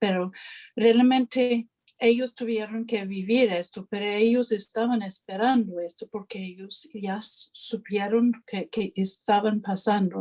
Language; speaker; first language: Spanish; non-native, fluent; English